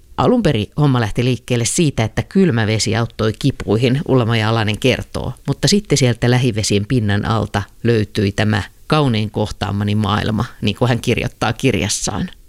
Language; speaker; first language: Finnish; native; Finnish